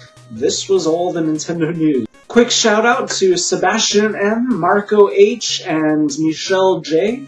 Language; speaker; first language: English; native; English